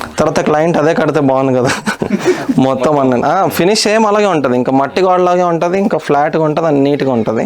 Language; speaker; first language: Telugu; non-native, local second language; Hindi